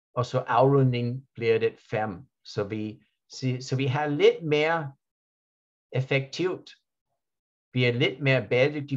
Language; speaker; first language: Danish; non-native, fluent; English